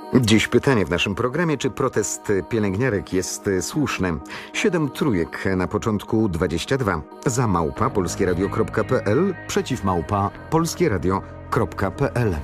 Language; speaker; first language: Polish; native; Polish